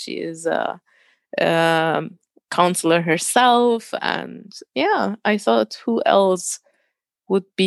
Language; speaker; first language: English; non-native, fluent; German